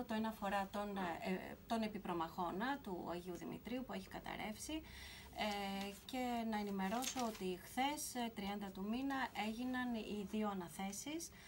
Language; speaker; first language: Greek; native; Greek